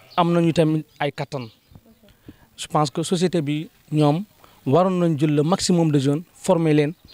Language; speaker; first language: Wolof; non-native, local second language; Fula